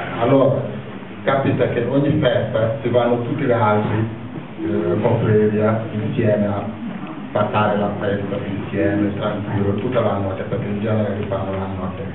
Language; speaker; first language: Italian; non-native, fluent; Wolof